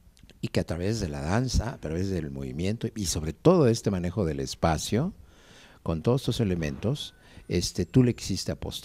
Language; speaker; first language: Spanish; native; Spanish